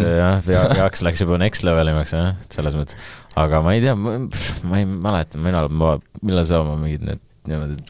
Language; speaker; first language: Estonian; non-native, local second language; Russian